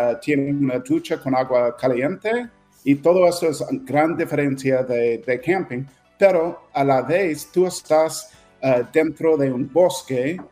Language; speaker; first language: Spanish; non-native, fluent; English